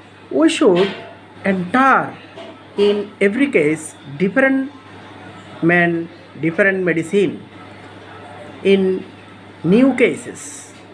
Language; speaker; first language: English; non-native, local second language; Bangla